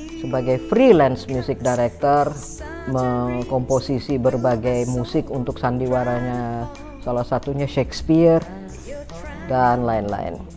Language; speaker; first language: Indonesian; native; Indonesian